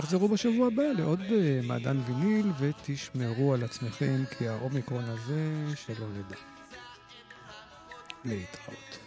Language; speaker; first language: Hebrew; native; Hebrew